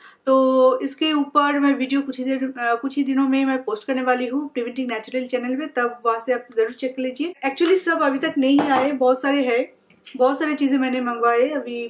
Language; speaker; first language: Hindi; non-native, local second language; Bangla